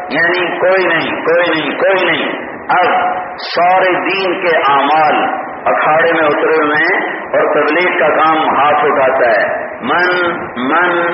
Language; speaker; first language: Urdu; non-native, local second language; Punjabi